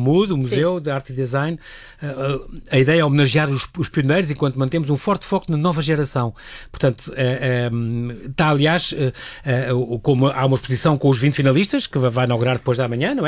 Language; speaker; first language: Portuguese; native; Portuguese